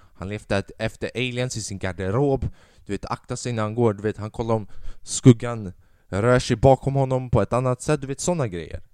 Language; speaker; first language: Swedish; early bilingual, other home language; Albanian